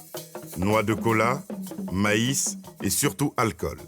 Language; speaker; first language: French; native; French